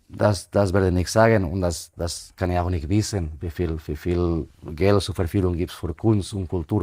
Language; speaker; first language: German; non-native, fluent; Spanish